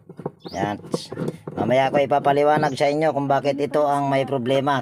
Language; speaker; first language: Filipino; native; Filipino